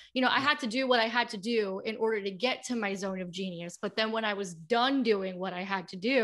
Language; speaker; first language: English; native; English